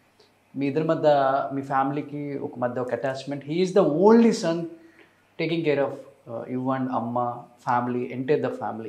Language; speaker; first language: Telugu; native; Telugu